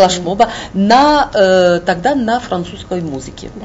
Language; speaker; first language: Russian; non-native, fluent; French